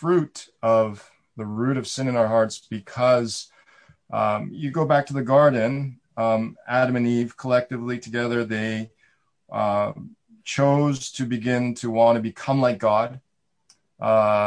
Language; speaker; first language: English; native; English